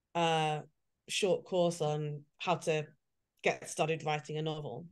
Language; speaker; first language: English; native; English